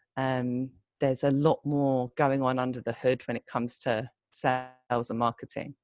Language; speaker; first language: English; native; English